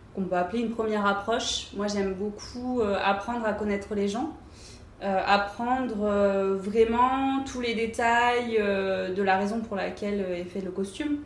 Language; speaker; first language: French; native; French